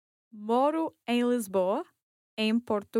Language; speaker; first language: Portuguese; non-native, learner; English